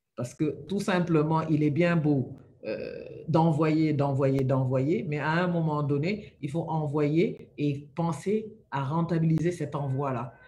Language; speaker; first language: French; non-native, local second language; Wolof